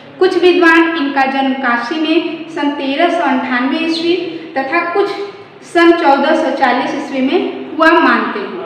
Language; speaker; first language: Hindi; native; Hindi